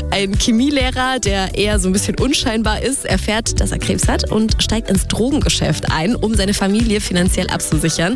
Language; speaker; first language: German; native; German